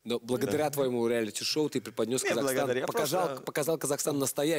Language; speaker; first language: Russian; native; Russian